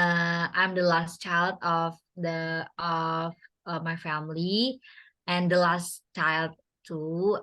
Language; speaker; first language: English; non-native, learner; Indonesian